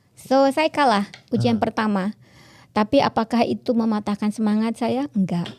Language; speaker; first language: Indonesian; native; Indonesian